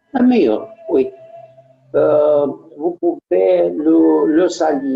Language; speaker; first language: French; non-native, learner; Romanian